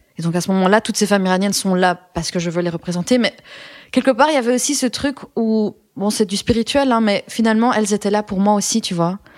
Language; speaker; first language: French; early bilingual, other home language; Persian